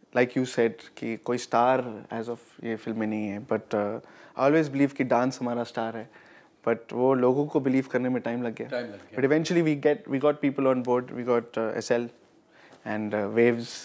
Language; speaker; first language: Hindi; native; Hindi